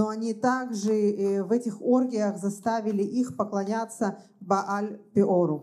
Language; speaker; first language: Russian; native; Russian